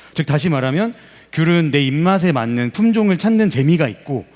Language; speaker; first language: Korean; native; Korean